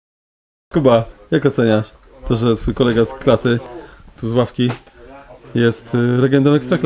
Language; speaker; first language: Polish; native; Polish